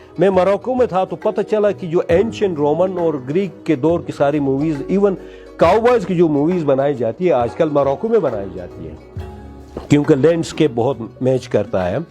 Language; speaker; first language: Urdu; non-native, local second language; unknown